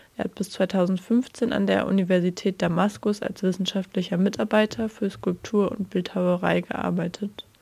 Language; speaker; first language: German; native; German